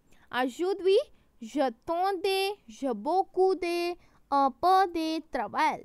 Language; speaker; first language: French; non-native, learner; Hindi